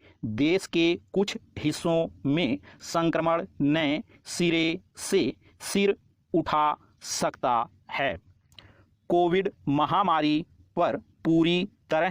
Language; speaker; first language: Hindi; native; Hindi